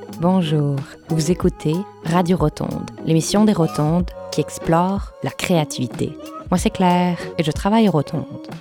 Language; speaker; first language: French; non-native, local second language; Luxembourgish